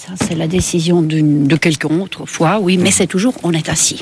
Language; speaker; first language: French; non-native, fluent; Estonian